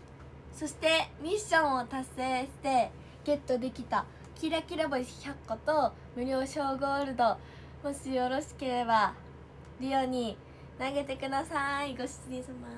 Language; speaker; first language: Japanese; native; Japanese